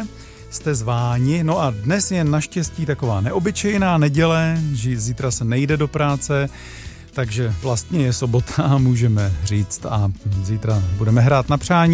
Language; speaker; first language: Czech; native; Czech